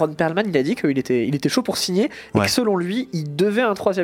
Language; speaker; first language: French; native; French